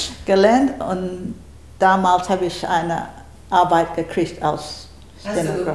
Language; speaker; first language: German; non-native, learner; English